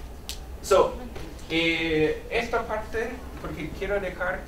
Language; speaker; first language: Spanish; non-native, fluent; English